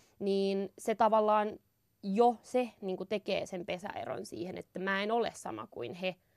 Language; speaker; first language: Finnish; native; Finnish